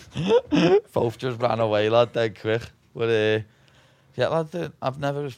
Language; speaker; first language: English; native; English